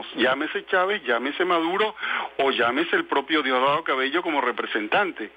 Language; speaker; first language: Spanish; native; Spanish